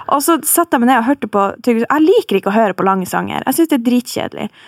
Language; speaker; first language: Norwegian; native; Norwegian